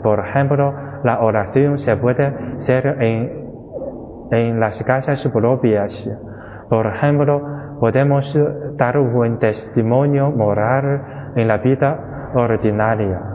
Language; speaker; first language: Spanish; non-native, fluent; Chinese